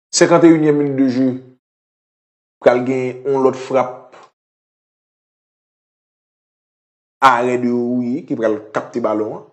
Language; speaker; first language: French; non-native, local second language; Haitian Creole